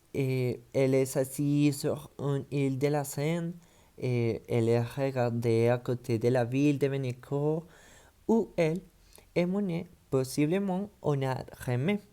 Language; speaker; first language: French; non-native, learner; Spanish